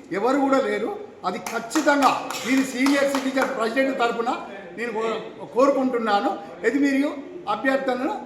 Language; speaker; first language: Telugu; native; Telugu